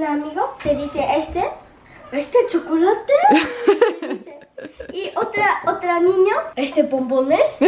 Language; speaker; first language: Spanish; non-native, learner; Japanese